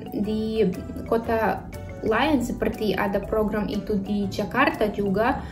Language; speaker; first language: Indonesian; non-native, fluent; Russian